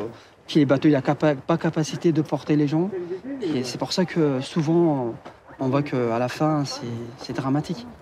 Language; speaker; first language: French; non-native, fluent; Kurdish